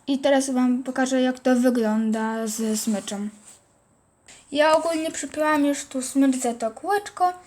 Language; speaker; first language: Polish; native; Polish